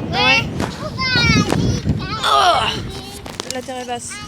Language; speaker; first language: French; native; French